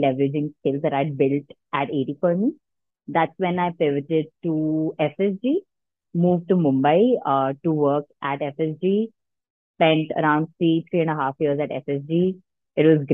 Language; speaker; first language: English; non-native, local second language; Hindi